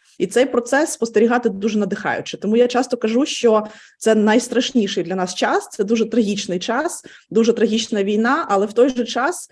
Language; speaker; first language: Ukrainian; native; Ukrainian